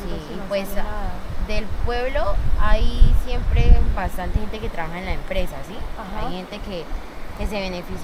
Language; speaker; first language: Spanish; native; Spanish